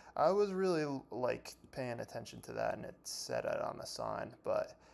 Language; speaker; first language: English; native; English